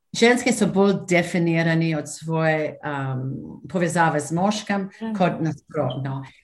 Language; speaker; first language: Slovenian; non-native, fluent; English